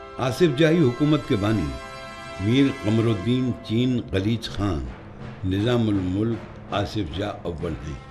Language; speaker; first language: Urdu; native; Urdu